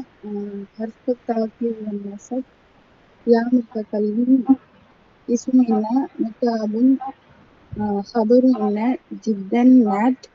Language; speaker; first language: Arabic; non-native, learner; Tamil